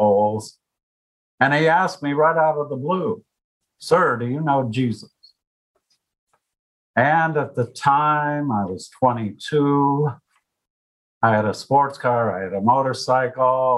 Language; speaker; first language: English; native; English